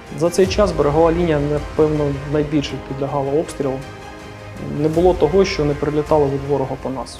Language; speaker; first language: Ukrainian; non-native, local second language; Russian